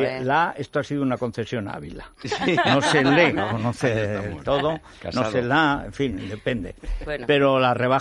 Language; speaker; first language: Spanish; native; Spanish